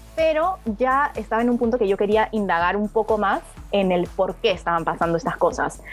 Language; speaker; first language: Spanish; native; Spanish